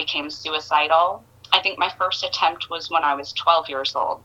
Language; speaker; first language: English; native; English